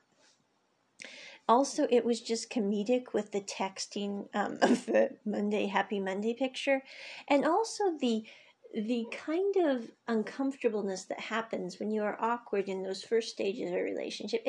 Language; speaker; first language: English; native; English